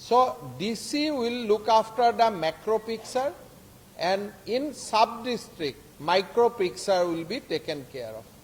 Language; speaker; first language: English; non-native, local second language; Assamese